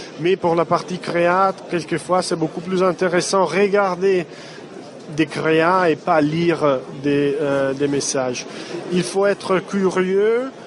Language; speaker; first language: French; non-native, fluent; Italian